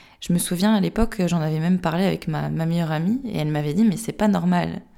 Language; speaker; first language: French; native; French